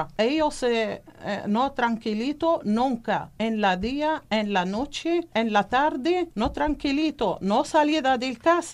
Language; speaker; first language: Spanish; non-native, learner; Arabic